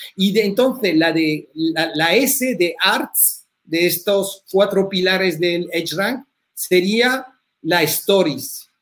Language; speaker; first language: Spanish; early bilingual, heritage; French